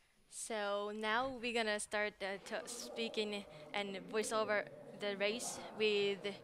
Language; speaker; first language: English; non-native, fluent; Japanese